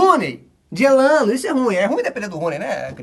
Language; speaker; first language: Portuguese; native; Portuguese